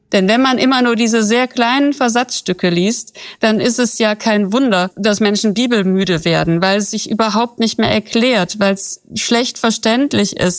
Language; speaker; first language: German; native; German